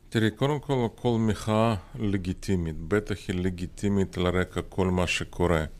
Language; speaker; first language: Hebrew; non-native, fluent; Russian